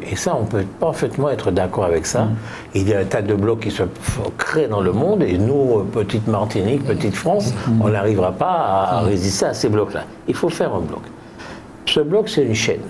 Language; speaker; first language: French; native; French